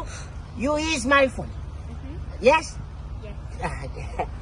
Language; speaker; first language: English; non-native, learner; Haitian Creole